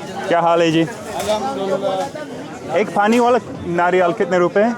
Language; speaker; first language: Hindi; non-native, learner; English